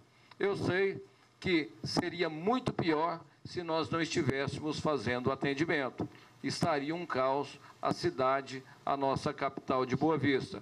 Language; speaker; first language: Portuguese; native; Portuguese